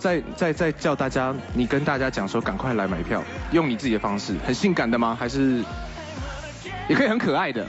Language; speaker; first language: Chinese; native; Chinese